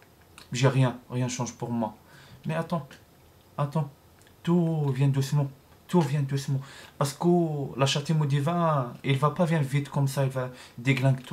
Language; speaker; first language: French; non-native, learner; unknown